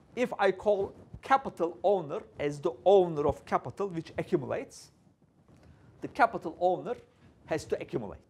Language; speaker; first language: English; non-native, fluent; Turkish